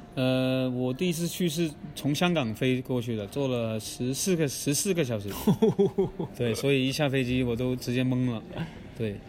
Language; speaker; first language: Chinese; native; Chinese